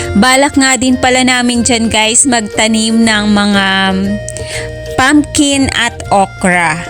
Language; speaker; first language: Filipino; native; Filipino